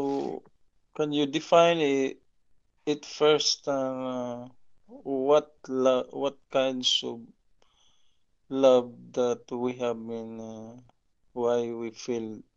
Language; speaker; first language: English; non-native, local second language; Filipino